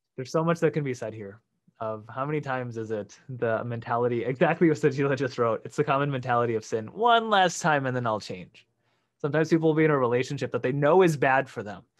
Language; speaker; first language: English; native; English